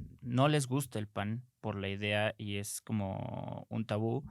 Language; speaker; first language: Spanish; native; Spanish